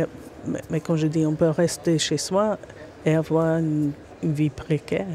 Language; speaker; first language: French; non-native, fluent; English